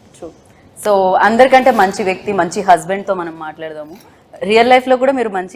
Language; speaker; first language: Telugu; native; Telugu